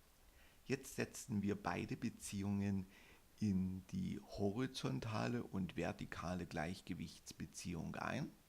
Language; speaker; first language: German; native; German